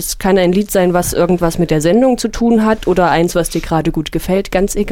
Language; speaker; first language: German; native; German